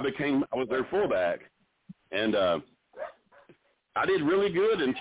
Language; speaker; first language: English; native; English